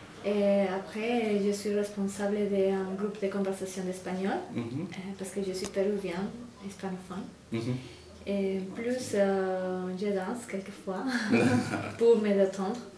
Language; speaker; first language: French; non-native, fluent; Spanish